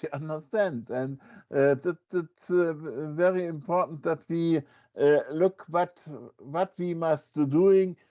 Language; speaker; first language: English; non-native, fluent; German